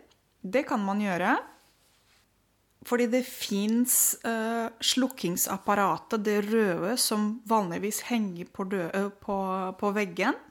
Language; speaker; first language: Norwegian; non-native, fluent; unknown